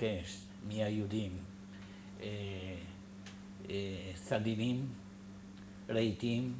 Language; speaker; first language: Hebrew; non-native, fluent; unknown